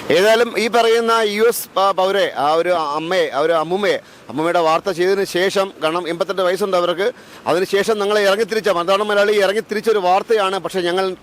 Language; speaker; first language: Malayalam; native; Malayalam